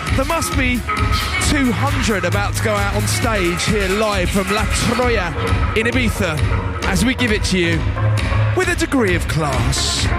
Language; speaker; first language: English; native; English